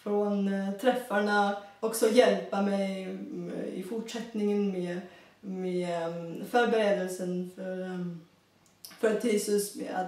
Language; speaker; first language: Swedish; non-native, fluent; Bulgarian